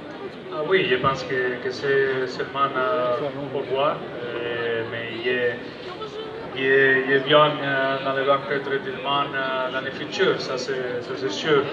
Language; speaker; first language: French; non-native, fluent; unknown